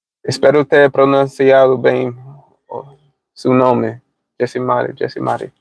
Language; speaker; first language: Portuguese; non-native, fluent; English